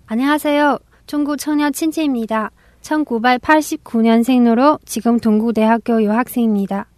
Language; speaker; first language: Korean; non-native, learner; Chinese